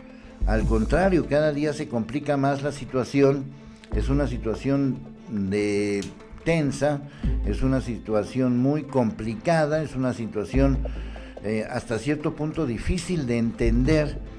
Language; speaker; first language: Spanish; native; Spanish